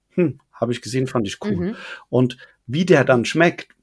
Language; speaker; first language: German; native; German